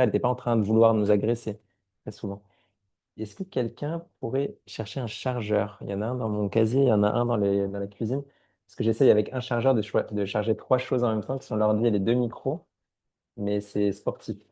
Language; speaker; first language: French; native; French